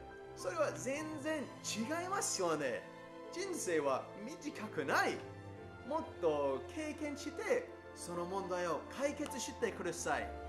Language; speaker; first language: Japanese; non-native, fluent; English